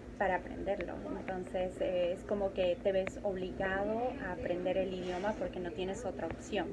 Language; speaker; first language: Spanish; native; Spanish